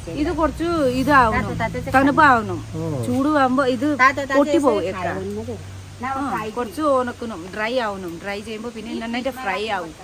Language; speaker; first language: Malayalam; non-native, learner; Nepali